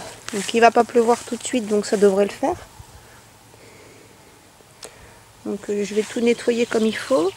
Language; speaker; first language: French; native; French